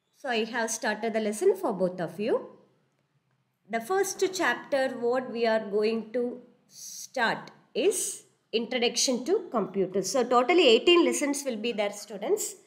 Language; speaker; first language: English; non-native, local second language; Tamil